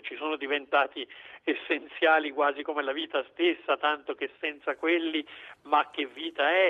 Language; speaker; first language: Italian; native; Italian